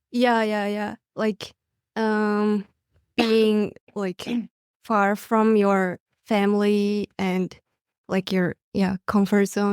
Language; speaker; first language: English; non-native, learner; Mongolian